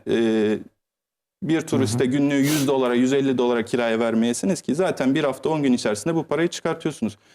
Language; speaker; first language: Turkish; native; Turkish